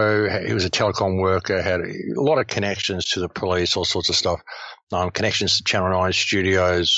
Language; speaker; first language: English; native; English